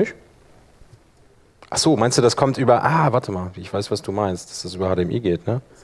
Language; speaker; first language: German; native; German